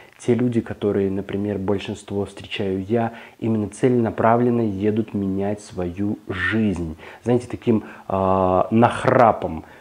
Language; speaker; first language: Russian; native; Russian